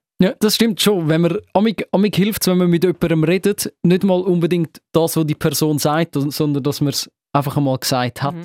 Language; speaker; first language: German; native; German